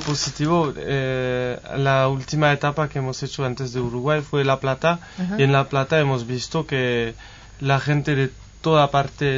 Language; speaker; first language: Spanish; non-native, fluent; French